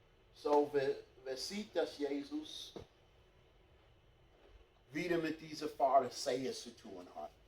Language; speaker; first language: German; non-native, fluent; English